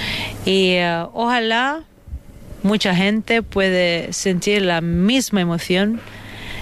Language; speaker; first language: Spanish; non-native, fluent; Italian